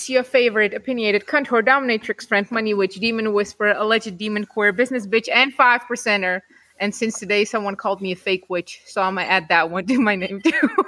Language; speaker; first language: English; non-native, fluent; Czech